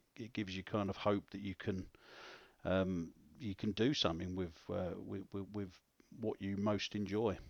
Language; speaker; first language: English; native; English